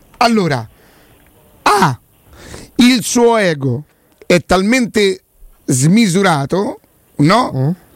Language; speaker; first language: Italian; native; Italian